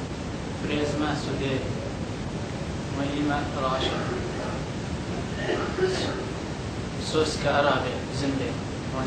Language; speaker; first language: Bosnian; non-native, learner; Arabic